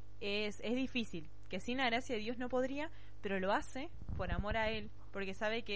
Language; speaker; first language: Spanish; native; Spanish